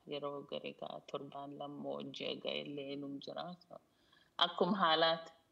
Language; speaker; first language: Oromo; early bilingual, heritage; Oromo